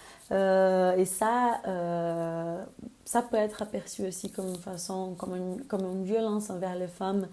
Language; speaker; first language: French; non-native, fluent; Spanish